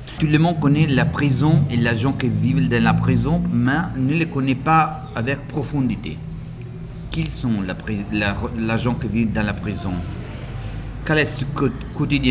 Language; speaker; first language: French; non-native, learner; Italian